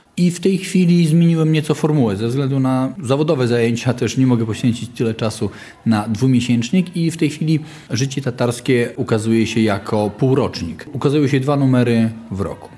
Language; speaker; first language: Polish; native; Polish